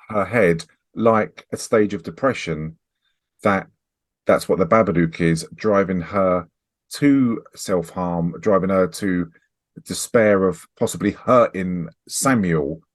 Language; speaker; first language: English; native; English